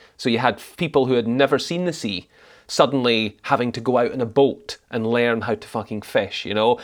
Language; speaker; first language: English; native; English